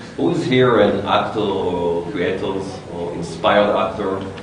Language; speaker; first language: English; non-native, fluent; Hebrew